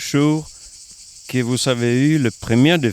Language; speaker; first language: French; non-native, learner; Swedish